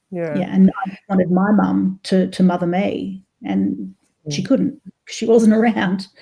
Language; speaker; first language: English; native; English